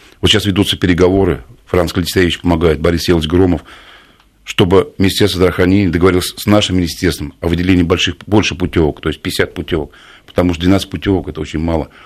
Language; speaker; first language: Russian; native; Russian